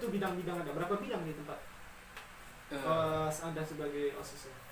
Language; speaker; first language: Indonesian; native; Indonesian